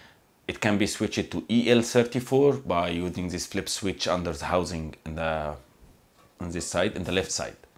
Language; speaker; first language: English; non-native, fluent; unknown